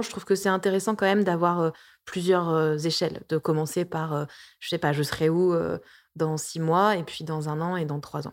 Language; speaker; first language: French; native; French